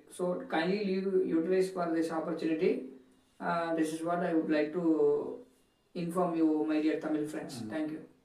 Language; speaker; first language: English; non-native, local second language; Tamil